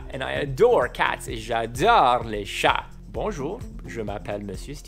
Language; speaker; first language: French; non-native, fluent; English